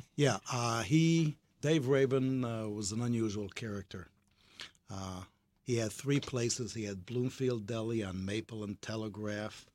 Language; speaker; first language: English; early bilingual, other home language; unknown